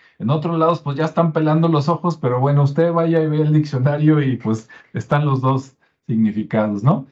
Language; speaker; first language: Spanish; native; Spanish